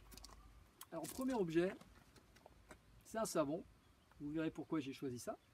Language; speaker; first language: French; native; French